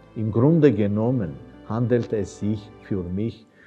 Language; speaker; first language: German; non-native, fluent; Georgian